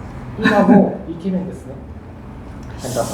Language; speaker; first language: Japanese; non-native, learner; Korean